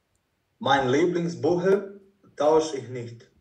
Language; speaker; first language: German; non-native, learner; Croatian